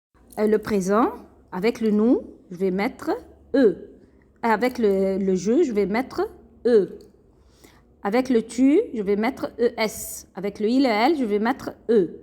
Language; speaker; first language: French; non-native, fluent; Arabic